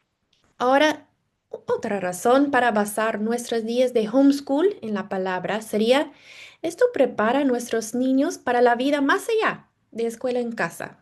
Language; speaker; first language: Spanish; non-native, fluent; English